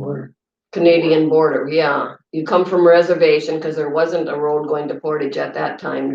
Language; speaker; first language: English; native; English